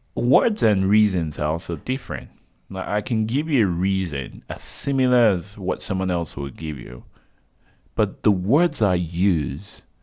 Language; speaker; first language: English; non-native, local second language; Yoruba